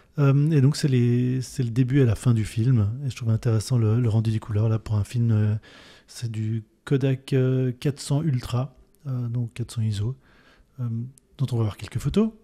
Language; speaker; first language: French; native; French